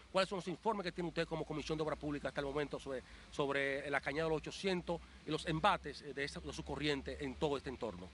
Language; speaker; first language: Spanish; native; Spanish